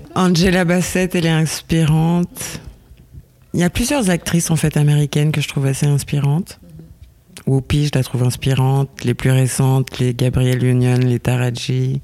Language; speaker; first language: French; native; French